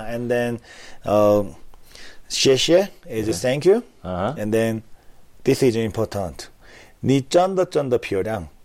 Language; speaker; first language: English; non-native, learner; Korean